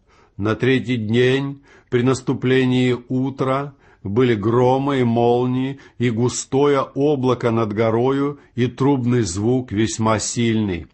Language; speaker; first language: Russian; native; Russian